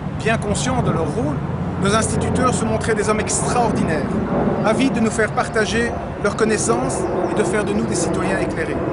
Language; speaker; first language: French; native; French